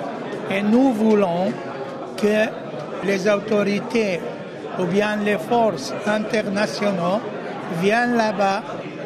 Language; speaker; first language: French; non-native, fluent; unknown